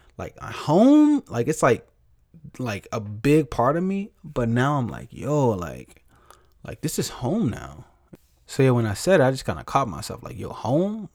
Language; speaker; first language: English; native; English